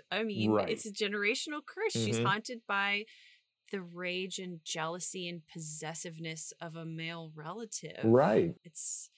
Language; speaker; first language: English; native; English